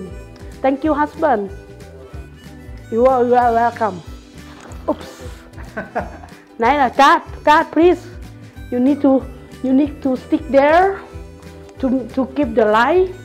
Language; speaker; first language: English; non-native, learner; Thai